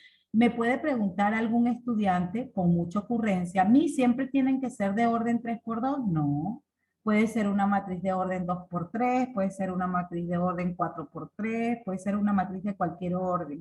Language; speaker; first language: Spanish; native; Spanish